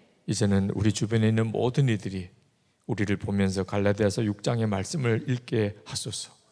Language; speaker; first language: Korean; native; Korean